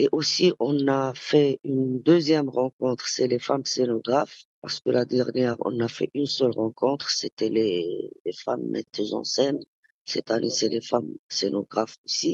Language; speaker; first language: French; non-native, local second language; Arabic